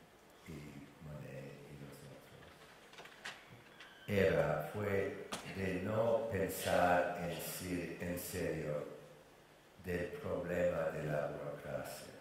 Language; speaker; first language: Spanish; non-native, fluent; English